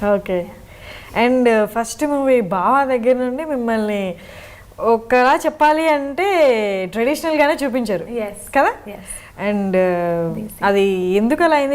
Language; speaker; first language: Telugu; native; Telugu